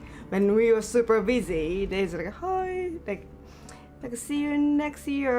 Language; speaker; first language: English; non-native, learner; Japanese